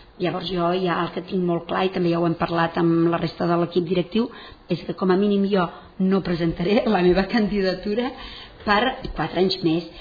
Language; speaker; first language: Catalan; non-native, local second language; Spanish